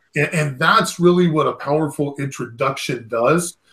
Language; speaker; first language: English; native; English